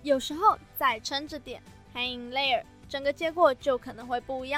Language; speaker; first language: Chinese; native; Chinese